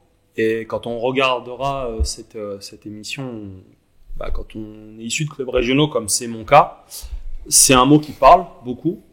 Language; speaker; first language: French; native; French